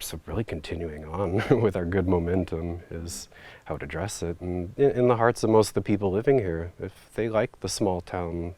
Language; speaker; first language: English; native; English